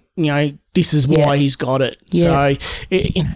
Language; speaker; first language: English; native; English